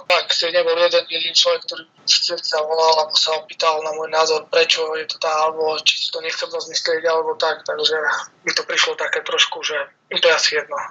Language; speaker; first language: Slovak; native; Slovak